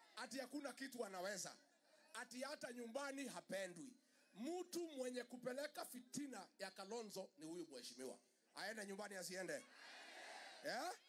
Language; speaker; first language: Swahili; non-native, local second language; Kikuyu